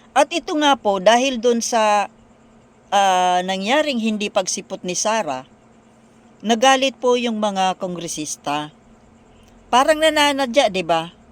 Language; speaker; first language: Filipino; non-native, local second language; Bikol